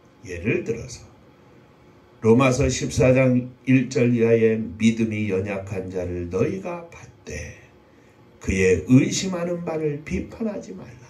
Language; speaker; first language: Korean; native; Korean